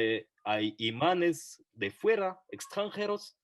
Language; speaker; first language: Spanish; non-native, fluent; French